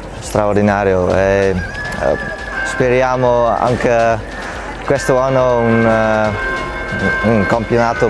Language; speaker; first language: Italian; non-native, learner; Dutch